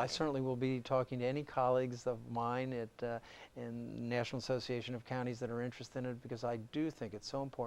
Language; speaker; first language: English; native; English